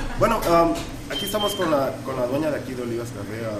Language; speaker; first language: Spanish; early bilingual, heritage; Spanish